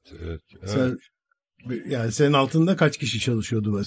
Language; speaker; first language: Turkish; native; Turkish